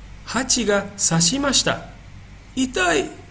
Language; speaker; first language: Japanese; non-native, fluent; Indonesian